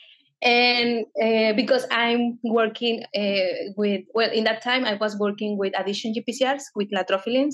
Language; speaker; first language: English; non-native, fluent; Spanish